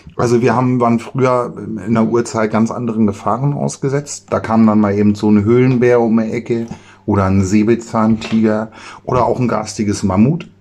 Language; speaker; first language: German; native; German